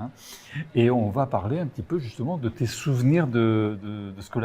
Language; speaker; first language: French; native; French